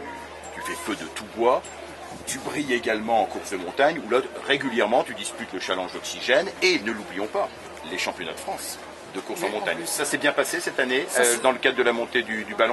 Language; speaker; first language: French; native; French